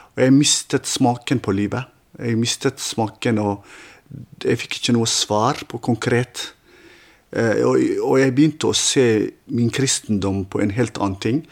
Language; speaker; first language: Norwegian; non-native, fluent; Tigrinya